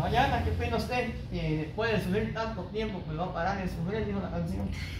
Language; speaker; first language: Spanish; native; Spanish